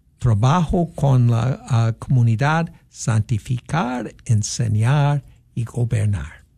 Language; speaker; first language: Spanish; non-native, fluent; English